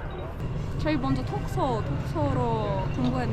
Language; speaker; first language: Korean; non-native, learner; Persian